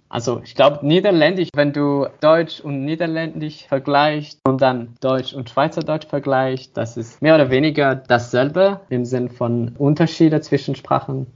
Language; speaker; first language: German; non-native, fluent; French